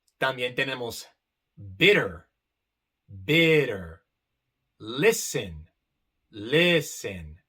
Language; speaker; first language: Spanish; non-native, fluent; English